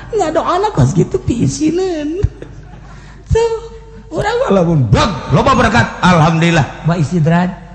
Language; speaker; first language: Sundanese; native; Sundanese